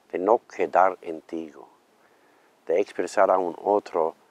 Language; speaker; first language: Spanish; non-native, fluent; German